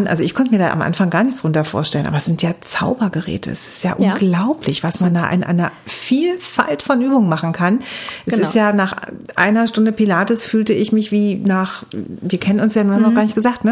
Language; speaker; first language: German; native; German